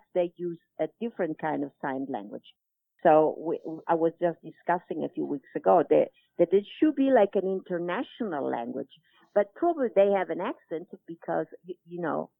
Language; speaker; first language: English; non-native, fluent; Italian